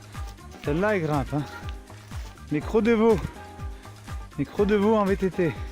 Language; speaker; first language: French; native; French